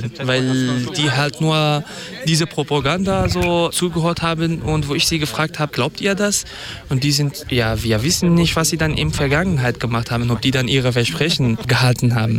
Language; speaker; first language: German; non-native, fluent; Kurdish